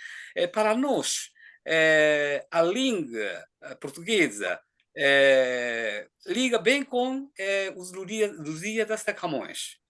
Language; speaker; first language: Portuguese; non-native, fluent; Japanese